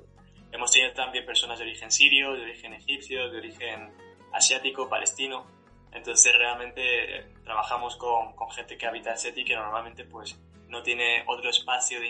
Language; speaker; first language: Spanish; native; Spanish